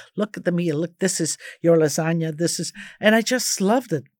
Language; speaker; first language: English; early bilingual, other home language; Croatian